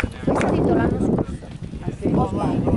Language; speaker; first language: Italian; native; Italian